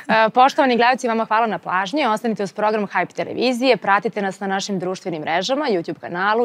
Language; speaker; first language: Serbian; native; Serbian